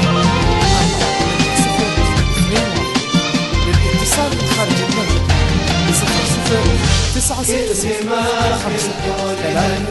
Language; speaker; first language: Arabic; native; Arabic